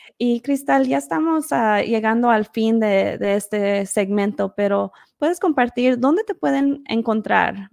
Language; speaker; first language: Spanish; early bilingual, heritage; Spanish